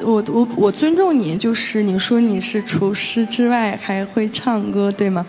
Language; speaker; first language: Chinese; non-native, local second language; Uyghur